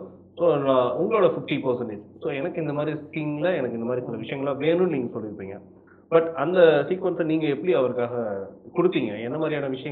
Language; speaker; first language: Tamil; native; Tamil